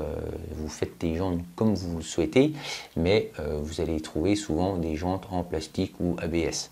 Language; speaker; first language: French; native; French